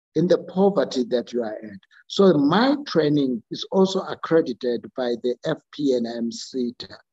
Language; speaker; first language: English; non-native, local second language; Xhosa